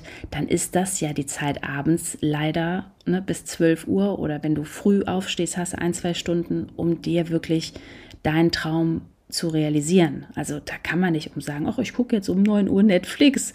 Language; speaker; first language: German; native; German